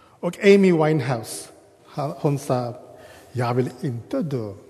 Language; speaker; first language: Swedish; non-native, fluent; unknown